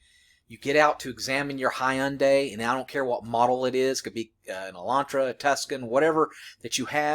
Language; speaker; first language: English; native; English